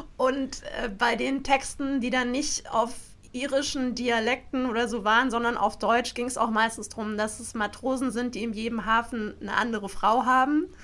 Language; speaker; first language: German; native; German